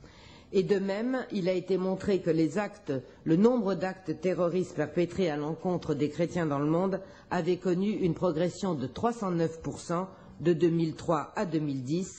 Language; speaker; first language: French; native; French